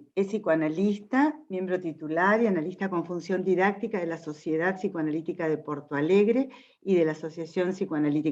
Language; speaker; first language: Spanish; native; Spanish